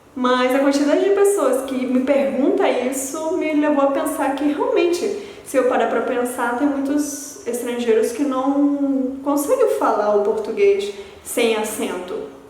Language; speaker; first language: Portuguese; early bilingual, other home language; Spanish